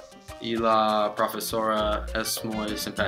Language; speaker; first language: Spanish; non-native, learner; English